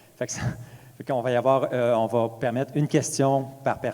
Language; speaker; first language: French; native; French